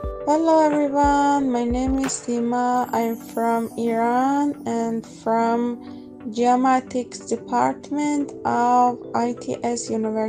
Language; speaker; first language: English; non-native, fluent; Persian